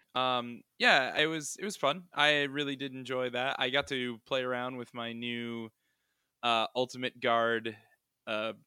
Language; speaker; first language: English; native; English